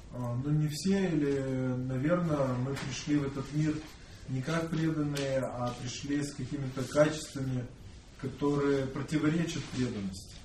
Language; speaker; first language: Russian; native; Russian